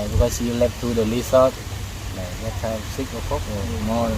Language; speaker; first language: English; non-native, learner; Thai